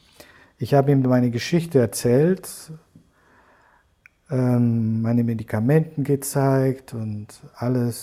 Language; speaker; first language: German; non-native, fluent; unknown